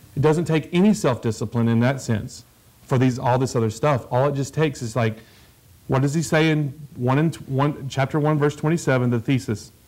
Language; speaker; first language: English; native; English